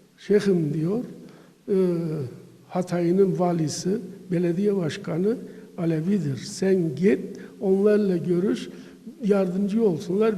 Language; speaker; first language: Turkish; native; Turkish